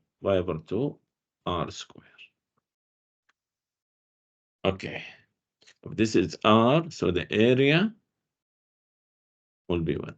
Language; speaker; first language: English; non-native, fluent; Arabic